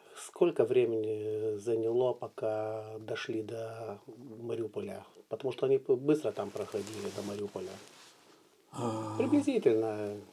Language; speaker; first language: Russian; non-native, fluent; Lithuanian